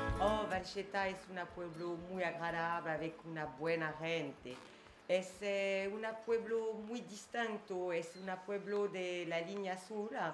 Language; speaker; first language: Spanish; non-native, learner; French